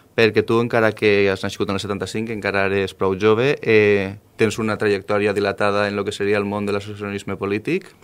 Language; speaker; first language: Catalan; native; Catalan